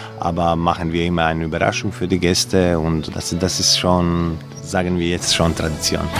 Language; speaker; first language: German; non-native, learner; Croatian